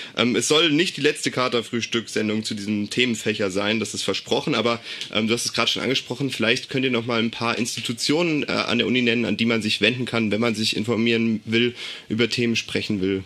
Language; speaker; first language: German; native; German